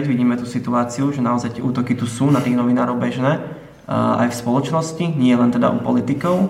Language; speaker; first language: Slovak; native; Slovak